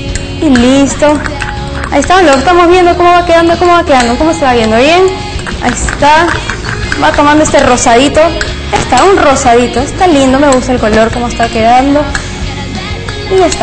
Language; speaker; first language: Spanish; native; Spanish